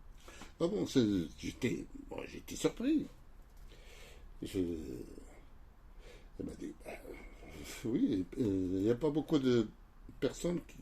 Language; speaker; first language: French; non-native, local second language; Arabic